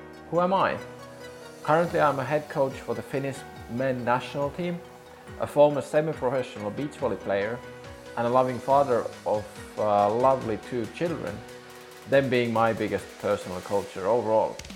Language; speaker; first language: English; non-native, fluent; Finnish